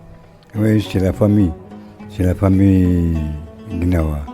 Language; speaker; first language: French; non-native, local second language; Arabic